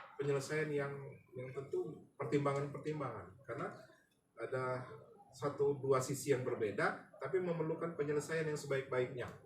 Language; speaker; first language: Indonesian; native; Indonesian